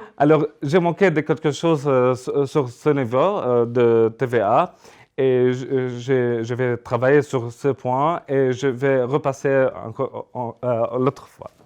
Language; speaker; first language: French; non-native, learner; Arabic